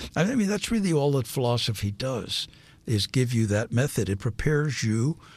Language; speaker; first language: English; native; English